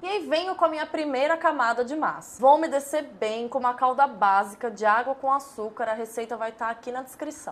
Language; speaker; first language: Portuguese; native; Portuguese